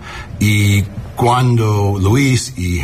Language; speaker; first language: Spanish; non-native, learner; English